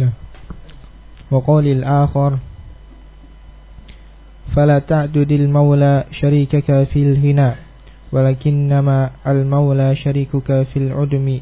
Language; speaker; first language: Arabic; non-native, learner; Indonesian